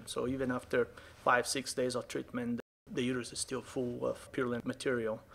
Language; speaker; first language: English; non-native, fluent; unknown